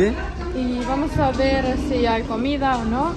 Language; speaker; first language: Spanish; non-native, learner; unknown